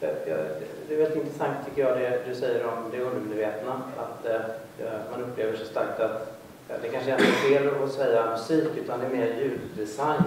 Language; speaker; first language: Swedish; native; Swedish